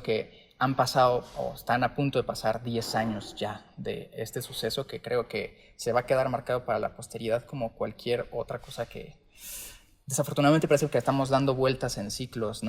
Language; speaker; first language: Spanish; native; Spanish